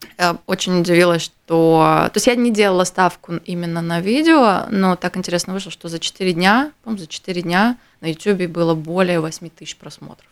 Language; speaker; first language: Russian; native; Russian